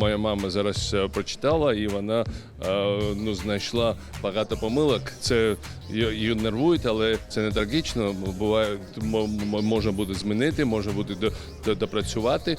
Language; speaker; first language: Ukrainian; non-native, learner; Georgian